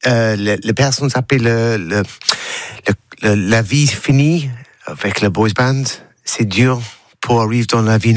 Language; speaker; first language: French; non-native, learner; English